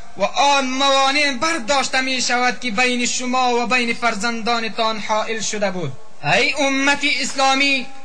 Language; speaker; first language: Persian; non-native, local second language; Pashto